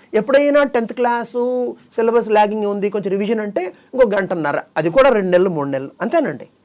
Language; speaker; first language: Telugu; native; Telugu